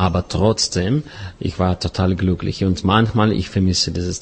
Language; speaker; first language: German; non-native, fluent; Russian